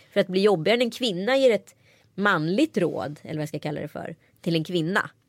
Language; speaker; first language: Swedish; native; Swedish